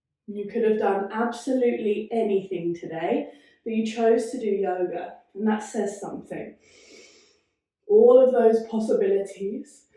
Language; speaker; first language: English; native; English